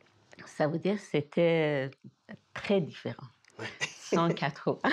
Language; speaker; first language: French; non-native, fluent; Persian